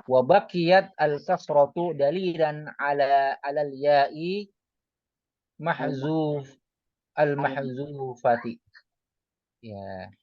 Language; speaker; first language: Arabic; non-native, learner; Indonesian